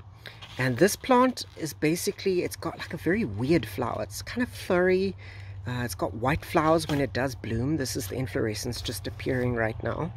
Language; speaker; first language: English; native; English